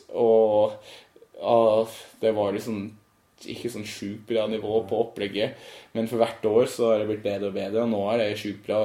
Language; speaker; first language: Norwegian; non-native, fluent; English